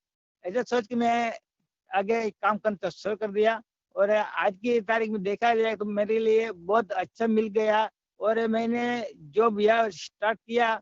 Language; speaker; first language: Hindi; non-native, local second language; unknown